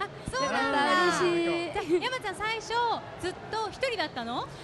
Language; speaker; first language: Japanese; native; Japanese